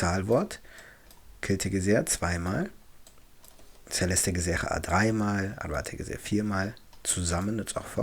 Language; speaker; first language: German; non-native, fluent; Tigrinya